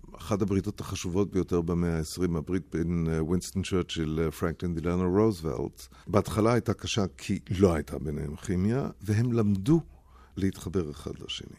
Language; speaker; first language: Hebrew; non-native, fluent; German